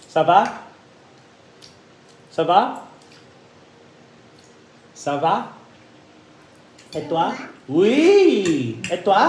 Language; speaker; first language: French; non-native, learner; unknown